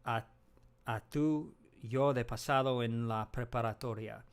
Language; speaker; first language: Spanish; non-native, learner; English